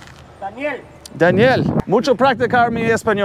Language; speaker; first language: Spanish; non-native, learner; English